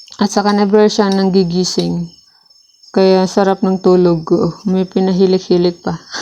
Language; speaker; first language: Filipino; non-native, local second language; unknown